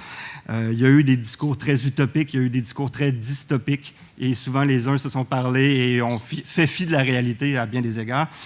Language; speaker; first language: French; native; French